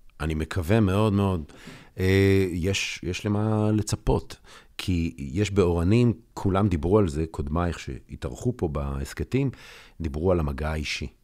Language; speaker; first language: Hebrew; native; Hebrew